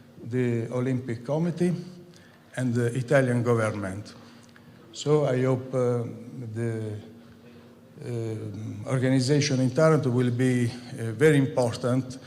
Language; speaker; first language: English; non-native, fluent; Italian